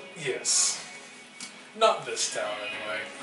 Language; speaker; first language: English; native; English